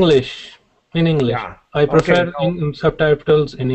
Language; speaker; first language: English; non-native, learner; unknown